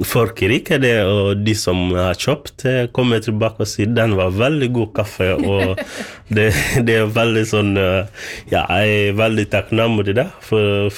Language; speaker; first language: Norwegian; non-native, learner; Swahili